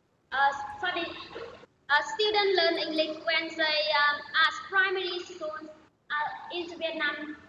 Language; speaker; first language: English; non-native, learner; Vietnamese